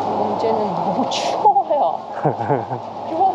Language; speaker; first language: Korean; non-native, fluent; Russian